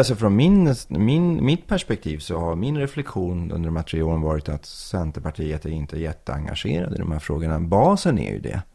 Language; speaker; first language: Swedish; early bilingual, other home language; Persian